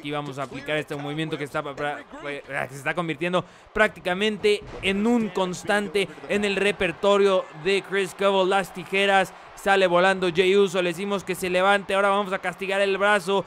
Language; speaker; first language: Spanish; native; Spanish